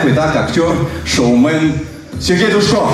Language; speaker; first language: Russian; native; Russian